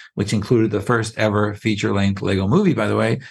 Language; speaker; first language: English; native; English